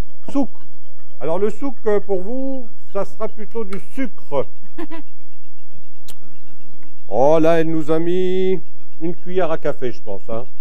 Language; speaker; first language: French; native; French